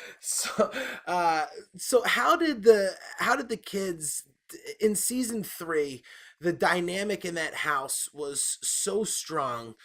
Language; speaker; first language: English; native; English